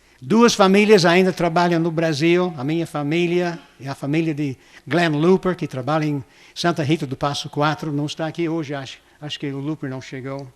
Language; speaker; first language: Portuguese; non-native, fluent; English